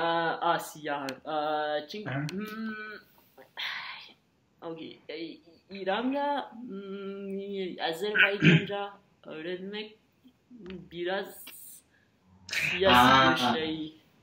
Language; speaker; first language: Azerbaijani; non-native, learner; French